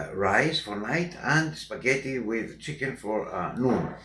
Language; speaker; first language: English; non-native, fluent; Greek